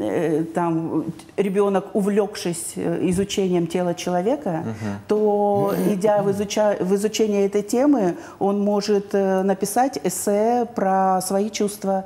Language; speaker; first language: Russian; native; Russian